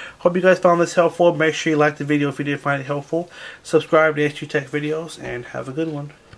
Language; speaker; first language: English; native; English